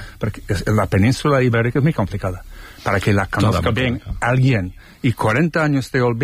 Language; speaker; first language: Spanish; non-native, fluent; English